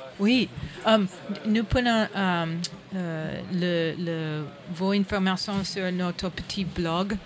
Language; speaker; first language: French; non-native, learner; English